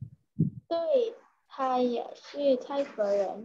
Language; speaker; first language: Chinese; non-native, learner; Thai